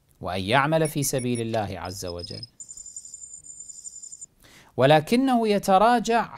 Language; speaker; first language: Arabic; native; Arabic